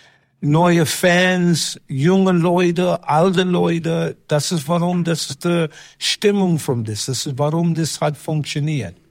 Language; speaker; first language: German; non-native, fluent; English